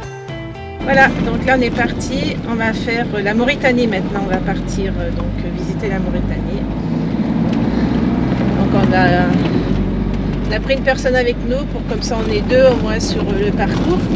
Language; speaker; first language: French; native; French